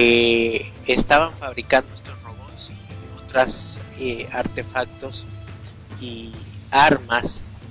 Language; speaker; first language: Spanish; native; Spanish